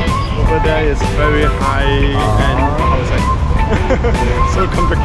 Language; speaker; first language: English; non-native, learner; Cantonese